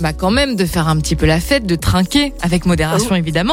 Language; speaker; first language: French; native; French